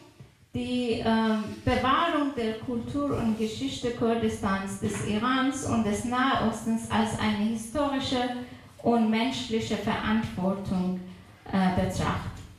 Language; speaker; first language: German; non-native, fluent; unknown